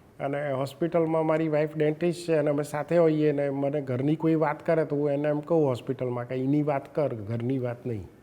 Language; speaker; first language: Gujarati; native; Gujarati